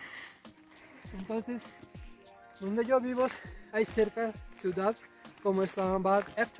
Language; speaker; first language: Spanish; non-native, learner; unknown